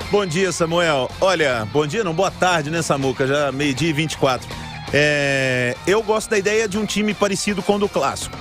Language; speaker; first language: Portuguese; native; Portuguese